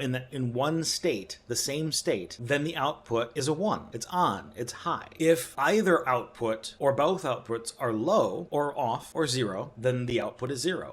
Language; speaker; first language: English; native; English